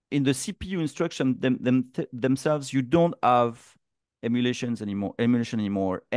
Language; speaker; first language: English; non-native, fluent; French